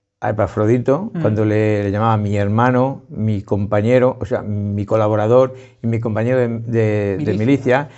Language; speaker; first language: Spanish; native; Spanish